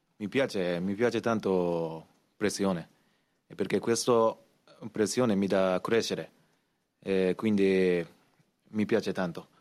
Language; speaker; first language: Italian; non-native, learner; Japanese